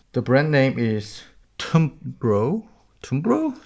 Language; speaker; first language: English; non-native, learner; Korean